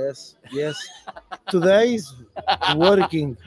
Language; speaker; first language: English; non-native, learner; Portuguese